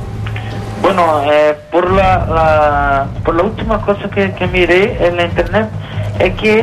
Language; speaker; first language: Spanish; non-native, learner; Portuguese